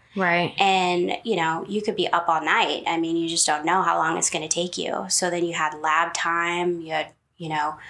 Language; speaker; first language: English; native; English